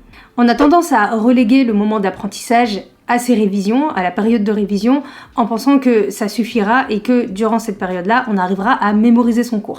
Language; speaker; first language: French; native; French